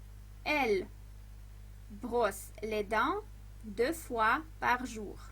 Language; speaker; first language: French; non-native, fluent; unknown